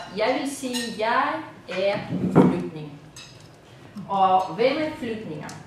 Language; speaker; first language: Danish; non-native, fluent; Russian